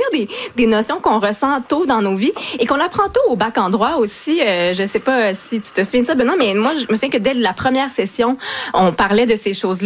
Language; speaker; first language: French; native; French